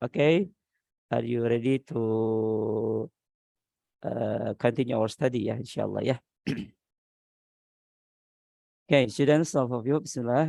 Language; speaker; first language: English; non-native, learner; Indonesian